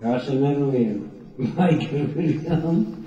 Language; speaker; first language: Czech; non-native, local second language; Romany